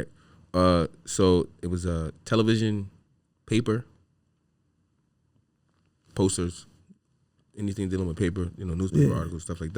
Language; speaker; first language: English; native; English